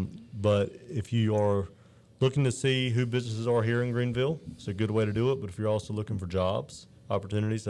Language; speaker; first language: English; native; English